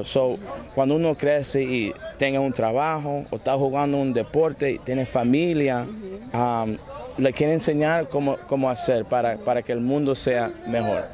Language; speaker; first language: Spanish; early bilingual, heritage; Spanish